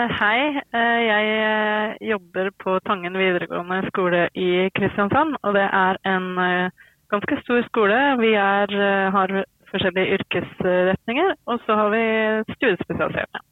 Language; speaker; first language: Norwegian; native; Norwegian